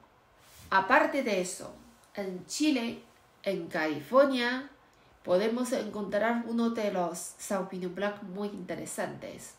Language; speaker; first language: Spanish; non-native, fluent; Chinese